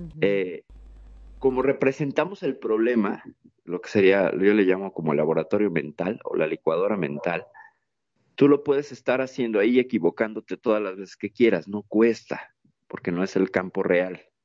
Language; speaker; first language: Spanish; native; Spanish